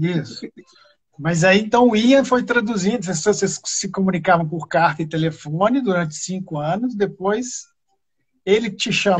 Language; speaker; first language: Portuguese; native; Portuguese